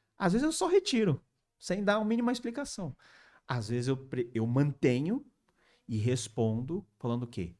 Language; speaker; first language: Portuguese; early bilingual, other home language; Korean